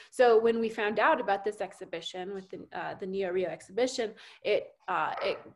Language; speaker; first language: English; native; English